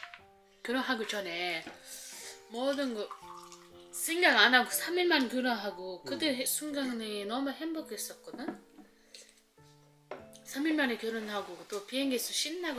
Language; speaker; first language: Korean; non-native, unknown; Uzbek